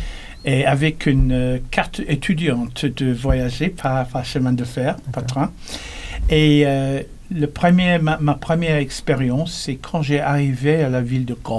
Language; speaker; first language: French; non-native, learner; English